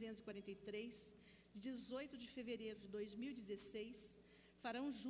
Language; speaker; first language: Portuguese; native; Portuguese